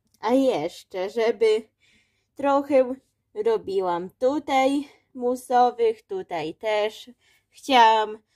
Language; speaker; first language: Polish; early bilingual, heritage; Polish